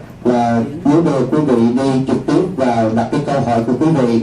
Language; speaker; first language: Vietnamese; native; Vietnamese